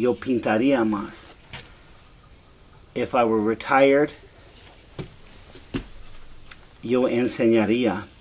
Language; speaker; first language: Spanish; non-native, learner; English